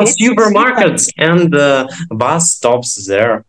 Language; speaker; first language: English; non-native, learner; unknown